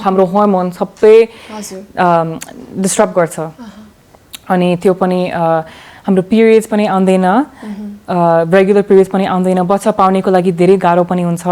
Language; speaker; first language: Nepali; early bilingual, heritage; English